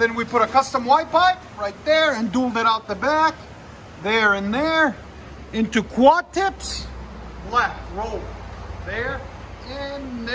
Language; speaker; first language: English; early bilingual, heritage; Spanish